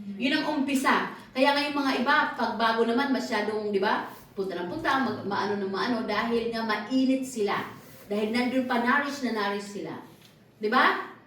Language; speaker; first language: Filipino; non-native, local second language; Cebuano